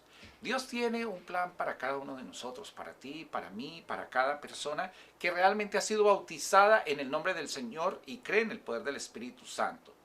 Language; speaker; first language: Spanish; native; Spanish